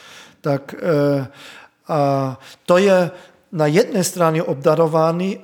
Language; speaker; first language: Czech; non-native, fluent; German